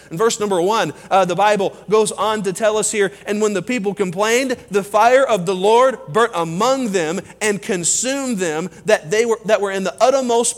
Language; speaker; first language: English; native; English